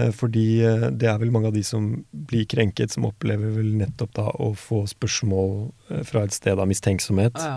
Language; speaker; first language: Norwegian; native; Norwegian